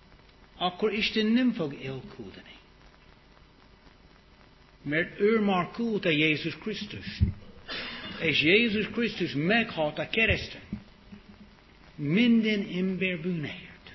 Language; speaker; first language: Hungarian; early bilingual, heritage; English